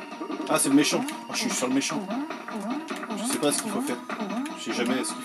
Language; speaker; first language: French; native; French